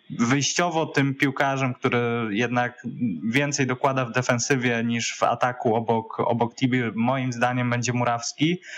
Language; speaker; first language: Polish; native; Polish